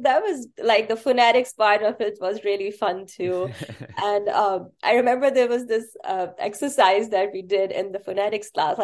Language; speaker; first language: English; non-native, local second language; Urdu